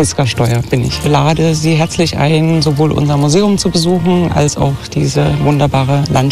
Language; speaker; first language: German; native; German